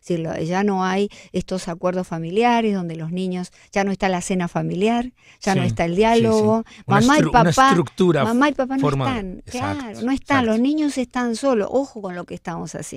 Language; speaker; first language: Spanish; native; Spanish